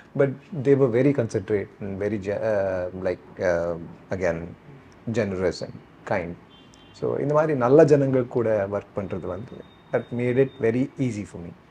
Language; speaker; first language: Tamil; non-native, local second language; Kannada